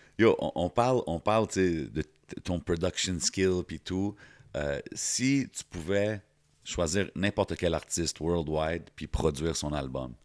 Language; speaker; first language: French; native; French